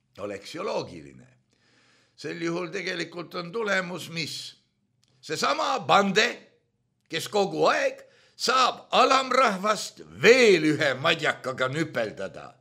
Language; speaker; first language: Estonian; native; Estonian